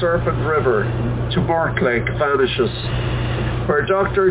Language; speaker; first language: English; native; English